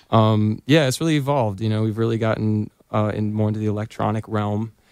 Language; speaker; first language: English; native; English